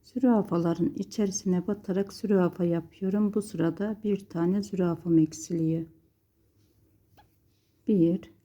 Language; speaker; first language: Turkish; native; Turkish